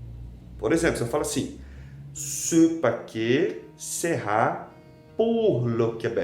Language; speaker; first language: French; non-native, fluent; Portuguese